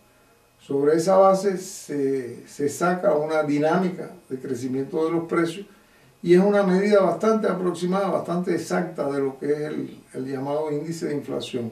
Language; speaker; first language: Spanish; native; Spanish